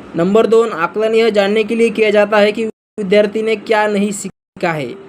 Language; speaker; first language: Hindi; non-native, local second language; Marathi